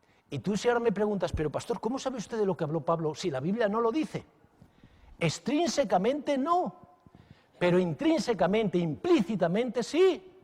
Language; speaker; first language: Spanish; native; Spanish